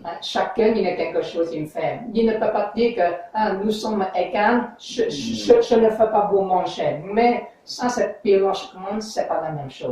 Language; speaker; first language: French; non-native, learner; English